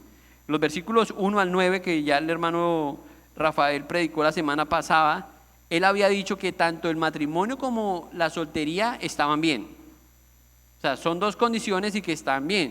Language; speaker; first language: Spanish; native; Spanish